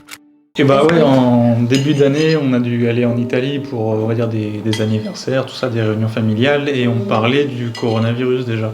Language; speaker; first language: French; native; French